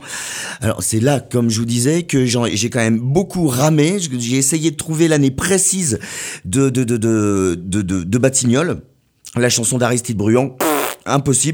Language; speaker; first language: French; native; French